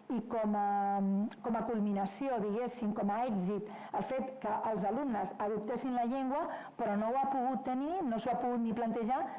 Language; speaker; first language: Catalan; non-native, local second language; Spanish